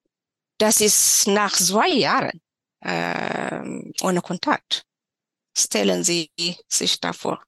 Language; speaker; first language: German; non-native, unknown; Tigrinya